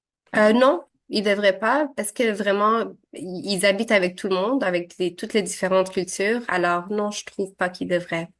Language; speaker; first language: French; early bilingual, other home language; Arabic